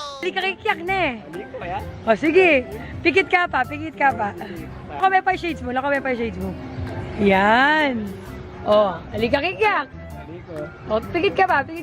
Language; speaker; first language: Filipino; native; Filipino